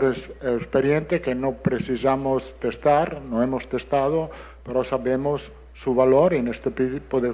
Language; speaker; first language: Portuguese; non-native, learner; Italian